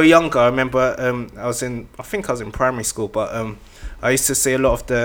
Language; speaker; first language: English; native; English